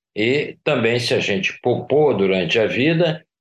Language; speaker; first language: Portuguese; native; Portuguese